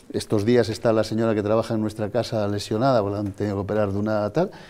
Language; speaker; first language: Spanish; native; Spanish